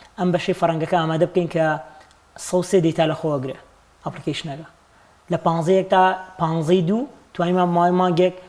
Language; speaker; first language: Central Kurdish; native; Central Kurdish